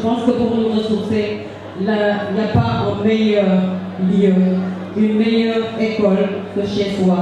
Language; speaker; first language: French; non-native, local second language; Jola-Fonyi